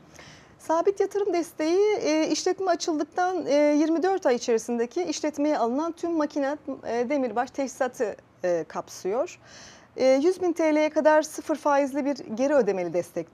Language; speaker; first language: Turkish; native; Turkish